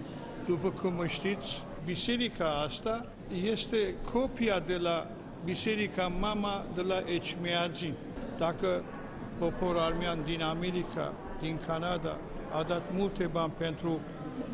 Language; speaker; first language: Romanian; non-native, learner; Armenian